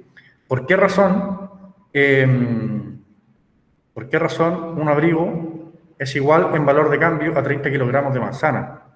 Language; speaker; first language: Spanish; native; Spanish